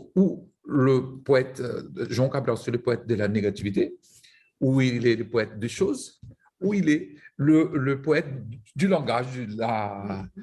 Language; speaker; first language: French; non-native, fluent; Portuguese